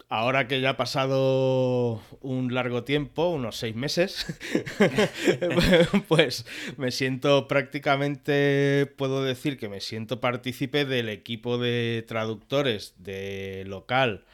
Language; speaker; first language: Spanish; non-native, local second language; Catalan